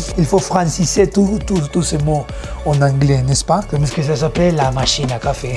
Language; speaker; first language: French; non-native, learner; Spanish